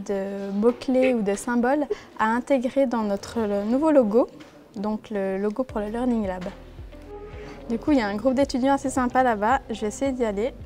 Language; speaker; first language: French; native; French